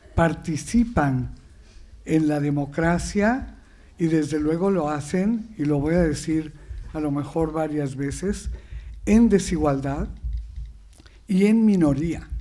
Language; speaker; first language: Spanish; native; Spanish